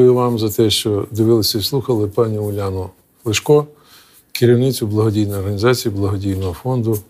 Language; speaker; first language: Ukrainian; native; Ukrainian